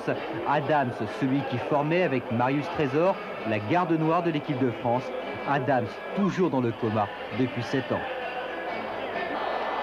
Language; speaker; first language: French; native; French